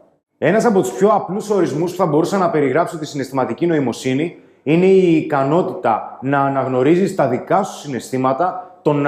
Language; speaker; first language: Greek; native; Greek